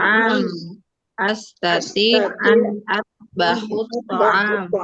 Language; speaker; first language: Arabic; non-native, learner; Indonesian